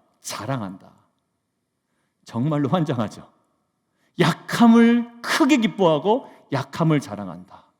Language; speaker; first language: Korean; native; Korean